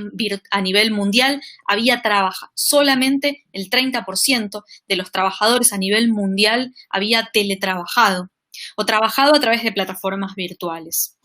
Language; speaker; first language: Spanish; native; Spanish